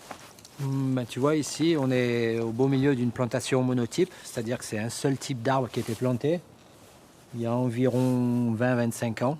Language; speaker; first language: French; native; French